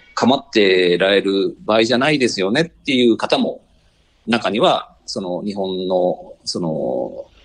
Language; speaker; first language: Japanese; native; Japanese